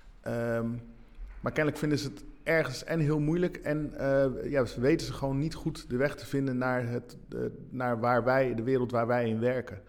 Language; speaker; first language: Dutch; early bilingual, other home language; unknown